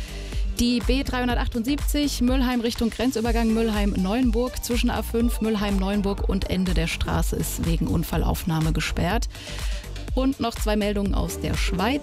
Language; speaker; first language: German; native; German